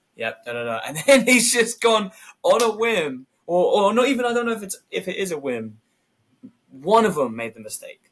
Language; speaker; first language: English; native; English